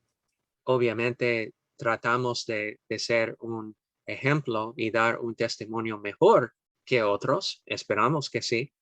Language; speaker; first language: Spanish; non-native, fluent; English